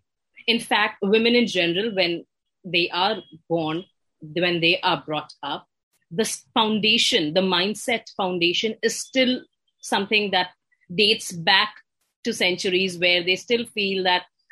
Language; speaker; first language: English; non-native, local second language; Hindi